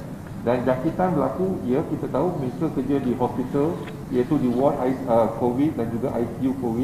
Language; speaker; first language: Malay; native; Malay